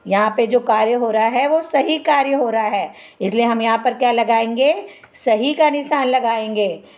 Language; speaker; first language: Hindi; non-native, local second language; Marathi